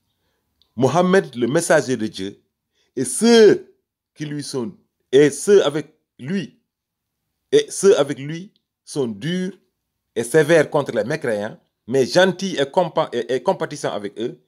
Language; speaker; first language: French; native; French